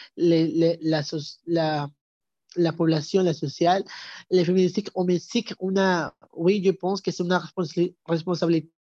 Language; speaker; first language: French; non-native, learner; Spanish